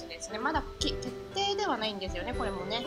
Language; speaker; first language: Japanese; native; Japanese